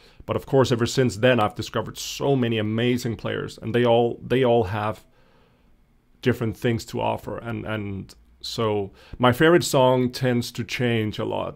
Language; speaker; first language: English; non-native, fluent; Danish